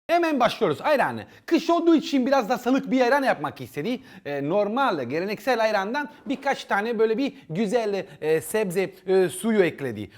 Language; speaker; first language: Turkish; non-native, learner; Italian